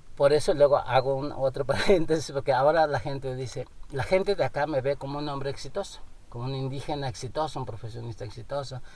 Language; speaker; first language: Spanish; non-native, local second language; Nahuatl languages